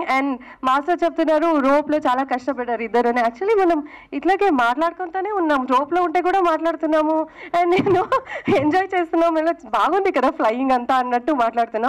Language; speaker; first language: Telugu; non-native, fluent; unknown